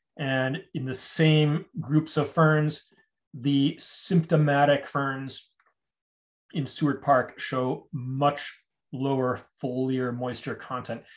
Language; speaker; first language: English; native; English